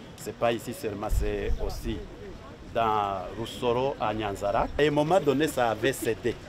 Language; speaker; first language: French; non-native, local second language; Rundi